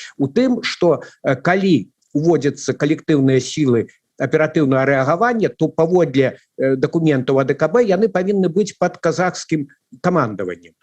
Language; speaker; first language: Belarusian; native; Belarusian